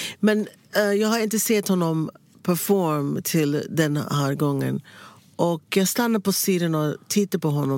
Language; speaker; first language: Swedish; non-native, learner; English